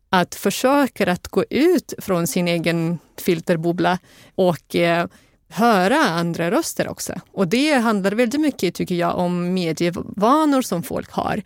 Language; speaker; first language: Swedish; non-native, fluent; Russian